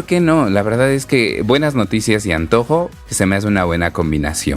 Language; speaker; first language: Spanish; native; Spanish